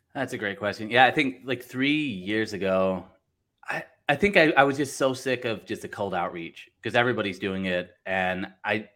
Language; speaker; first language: English; native; English